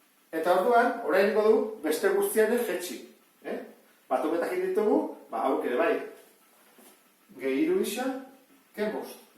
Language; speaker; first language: Basque; native; Basque